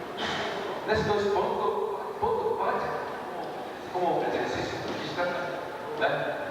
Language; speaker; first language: Portuguese; non-native, learner; Japanese